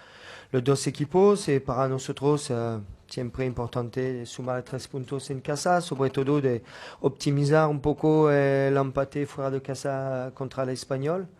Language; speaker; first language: Spanish; non-native, fluent; French